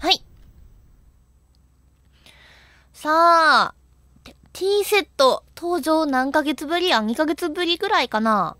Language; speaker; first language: Japanese; native; Japanese